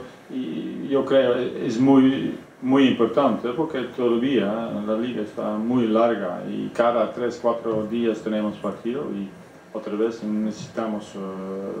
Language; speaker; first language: Spanish; non-native, fluent; Dutch